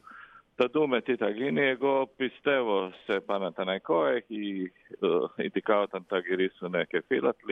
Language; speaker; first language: Greek; non-native, learner; Croatian